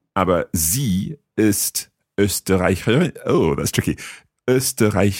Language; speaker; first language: German; non-native, learner; English